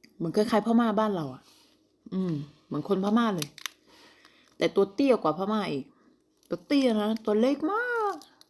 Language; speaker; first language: Thai; non-native, local second language; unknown